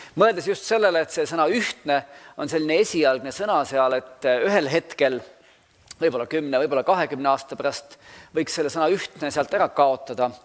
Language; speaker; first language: Estonian; native; Estonian